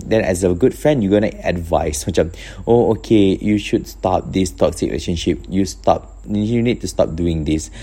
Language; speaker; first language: English; non-native, local second language; Malay